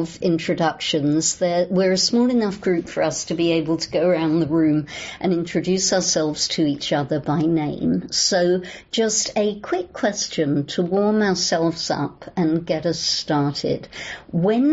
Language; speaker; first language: English; native; English